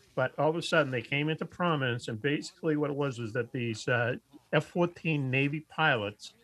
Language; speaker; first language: English; native; English